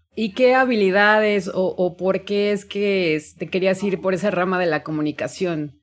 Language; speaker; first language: Spanish; native; Spanish